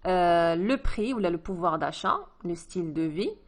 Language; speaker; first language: French; non-native, local second language; Arabic